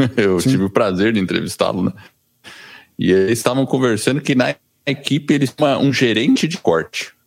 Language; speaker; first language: Portuguese; early bilingual, other home language; English